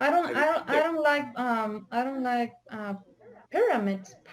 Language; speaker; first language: English; non-native, learner; Spanish